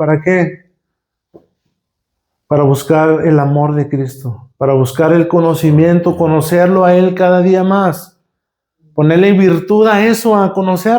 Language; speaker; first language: Spanish; native; Spanish